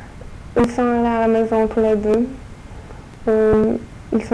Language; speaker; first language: French; non-native, fluent; Polish